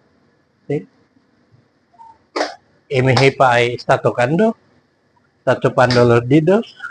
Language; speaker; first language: Spanish; non-native, learner; Filipino